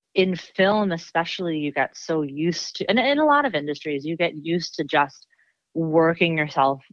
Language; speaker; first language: English; native; English